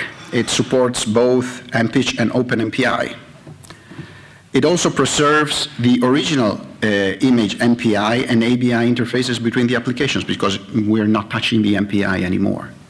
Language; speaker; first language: English; non-native, fluent; Italian